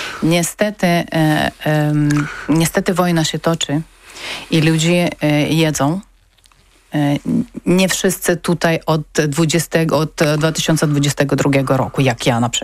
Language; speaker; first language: Polish; non-native, learner; Ukrainian